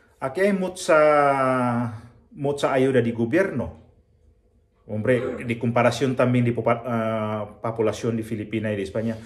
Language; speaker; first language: Spanish; non-native, learner; Filipino